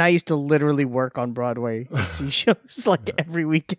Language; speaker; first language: English; native; English